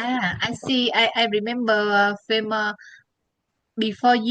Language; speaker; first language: English; non-native, learner; Vietnamese